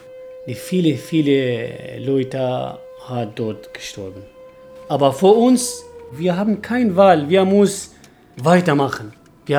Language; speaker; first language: German; non-native, learner; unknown